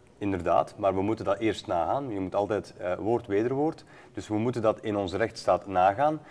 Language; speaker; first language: Dutch; native; Dutch